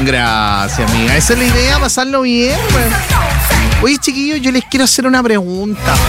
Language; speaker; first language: Spanish; native; Spanish